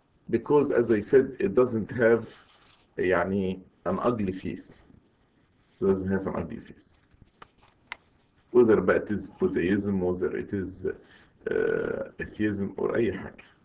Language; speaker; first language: English; non-native, fluent; Arabic